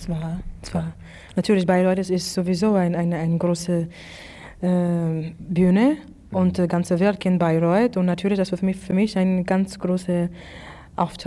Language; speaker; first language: German; non-native, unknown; English